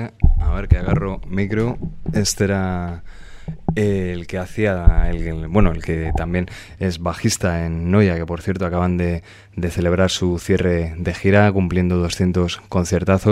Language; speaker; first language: Spanish; native; Spanish